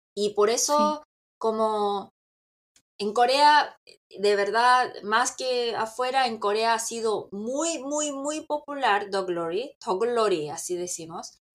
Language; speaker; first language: Spanish; non-native, fluent; Korean